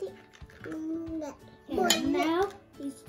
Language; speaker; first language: English; early bilingual, other home language; Indonesian